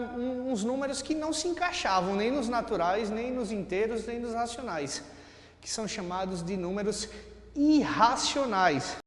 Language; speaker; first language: Portuguese; native; Portuguese